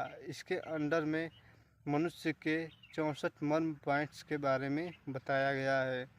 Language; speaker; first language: Hindi; native; Hindi